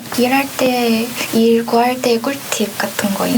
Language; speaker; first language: Korean; non-native, fluent; Chinese